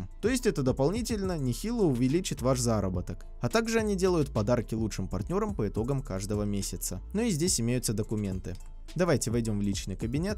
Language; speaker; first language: Russian; native; Russian